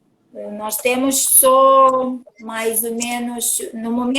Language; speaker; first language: Portuguese; non-native, learner; Russian